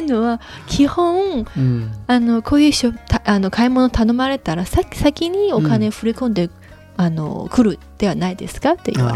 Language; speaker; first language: Japanese; non-native, fluent; Chinese